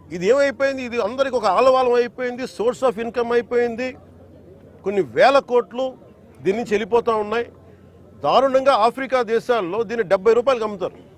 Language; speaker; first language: Telugu; native; Telugu